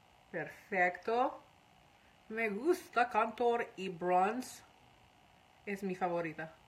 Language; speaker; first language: Spanish; non-native, learner; Persian